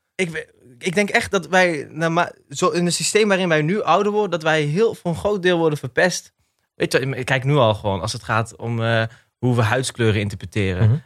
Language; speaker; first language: Dutch; early bilingual, other home language; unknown